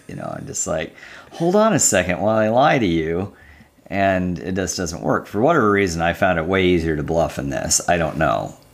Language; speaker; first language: English; native; English